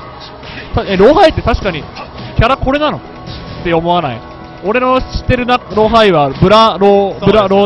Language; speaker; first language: Japanese; native; Japanese